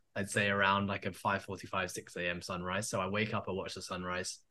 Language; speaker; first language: English; native; English